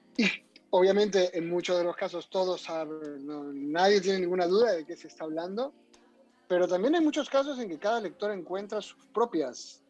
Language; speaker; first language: Spanish; native; Spanish